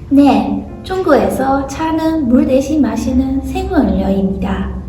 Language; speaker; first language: Korean; non-native, fluent; Chinese